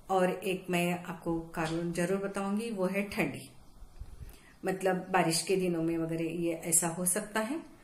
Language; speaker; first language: Hindi; non-native, local second language; Marathi